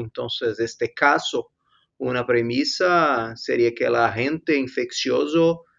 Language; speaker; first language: Spanish; non-native, fluent; Portuguese